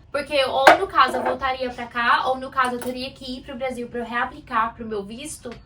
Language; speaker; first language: Portuguese; native; Portuguese